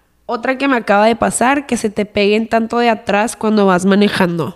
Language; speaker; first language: Spanish; native; Spanish